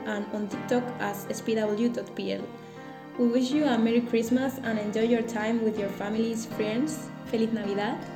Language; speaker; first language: English; non-native, learner; Spanish